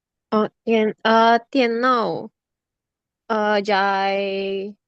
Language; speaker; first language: Chinese; non-native, learner; Indonesian